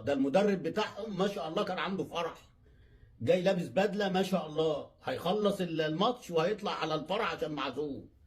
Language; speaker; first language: Arabic; native; Arabic